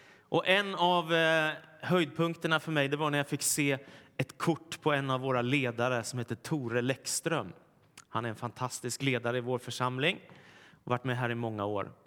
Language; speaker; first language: Swedish; native; Swedish